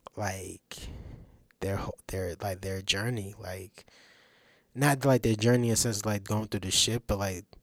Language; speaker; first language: English; native; English